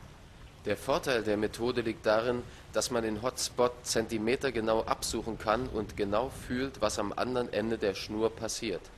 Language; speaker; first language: German; native; German